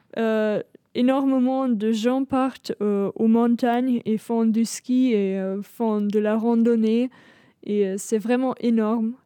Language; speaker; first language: French; non-native, fluent; German